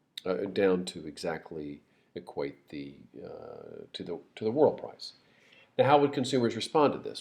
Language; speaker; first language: English; native; English